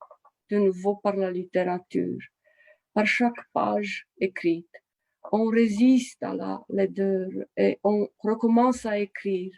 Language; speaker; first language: French; non-native, fluent; Romanian